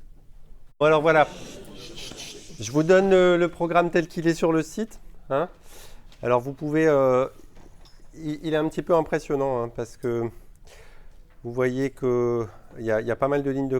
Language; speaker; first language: French; native; French